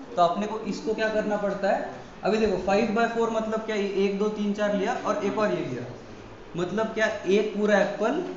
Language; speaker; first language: Hindi; non-native, local second language; Marathi